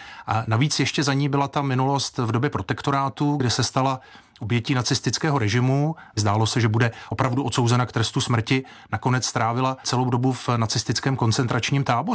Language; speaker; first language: Czech; native; Czech